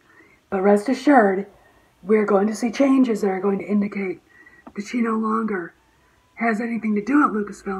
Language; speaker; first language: English; native; English